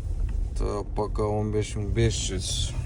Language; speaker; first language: Russian; non-native, local second language; Kyrgyz